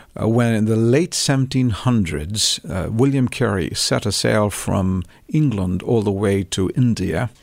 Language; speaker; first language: English; non-native, local second language; Tamil